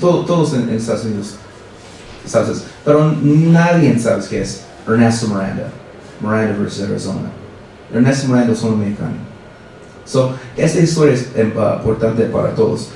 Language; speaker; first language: Spanish; non-native, learner; English